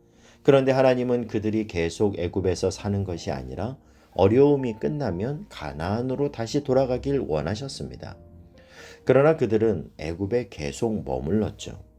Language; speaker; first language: Korean; native; Korean